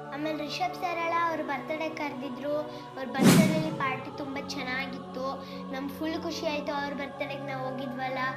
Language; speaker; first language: Kannada; native; Kannada